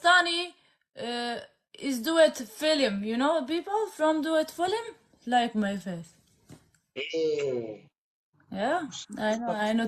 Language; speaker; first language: English; non-native, learner; Arabic